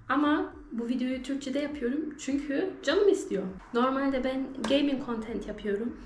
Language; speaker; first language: Turkish; early bilingual, heritage; Turkish